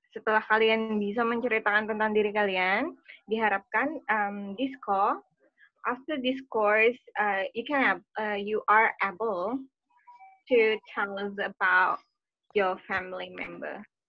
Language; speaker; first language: English; non-native, fluent; Indonesian